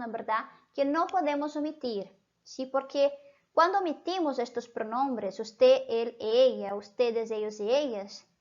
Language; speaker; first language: Spanish; non-native, fluent; Portuguese